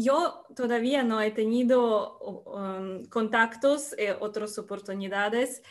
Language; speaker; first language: Spanish; non-native, learner; Russian